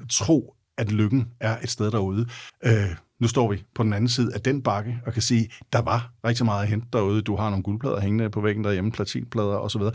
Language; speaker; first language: Danish; native; Danish